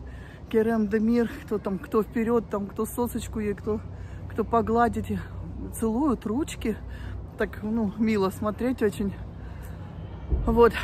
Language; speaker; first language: Russian; native; Russian